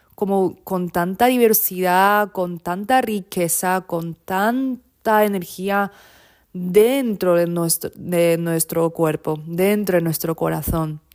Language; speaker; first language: Spanish; non-native, fluent; Japanese